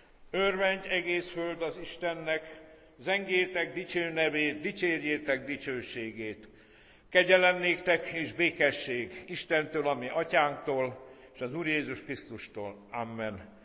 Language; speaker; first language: Hungarian; native; Hungarian